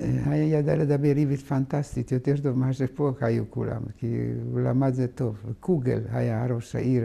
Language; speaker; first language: Hebrew; non-native, fluent; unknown